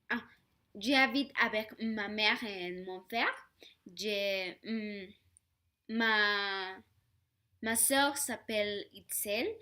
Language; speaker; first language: French; non-native, learner; Spanish